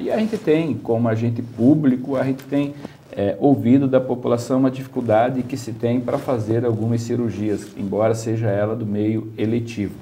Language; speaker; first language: Portuguese; native; Portuguese